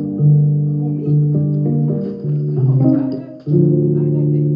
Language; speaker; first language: English; non-native, learner; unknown